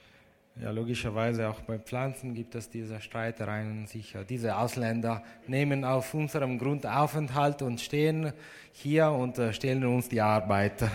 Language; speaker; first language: German; non-native, fluent; Italian